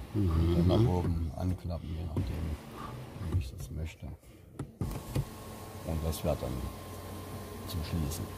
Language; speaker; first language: German; native; German